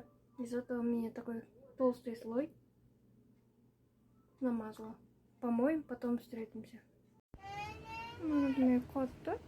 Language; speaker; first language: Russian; non-native, local second language; Uzbek